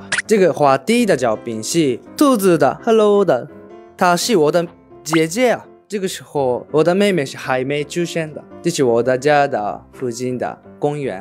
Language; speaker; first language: Chinese; non-native, learner; Japanese